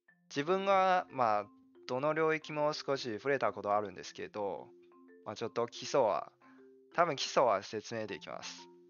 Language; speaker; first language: Japanese; non-native, fluent; Chinese